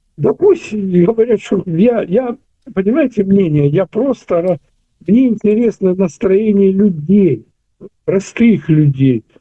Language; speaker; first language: Russian; native; Russian